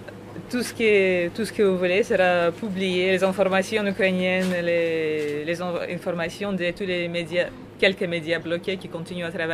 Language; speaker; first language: French; non-native, fluent; Russian